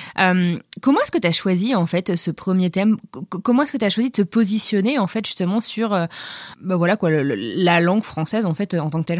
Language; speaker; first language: French; native; French